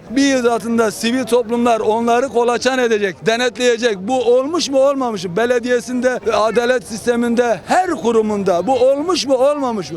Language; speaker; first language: Turkish; native; Turkish